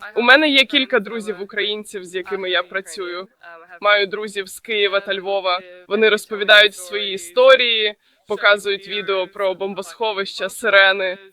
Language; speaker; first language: Ukrainian; non-native, fluent; English